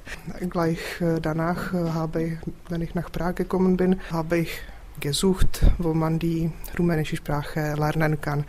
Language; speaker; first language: German; non-native, fluent; Czech